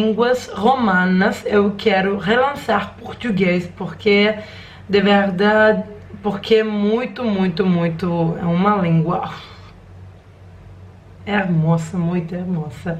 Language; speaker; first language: Portuguese; non-native, learner; Croatian